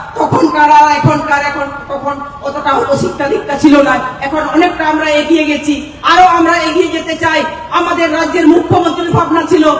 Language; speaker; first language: Bangla; non-native, local second language; Santali